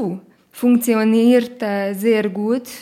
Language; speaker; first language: German; non-native, learner; Romanian